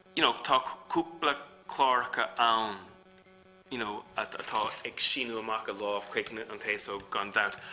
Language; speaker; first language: Irish; non-native, local second language; English